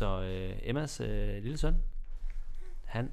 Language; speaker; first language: Danish; native; Danish